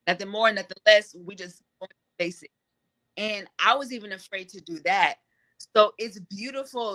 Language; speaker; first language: English; native; English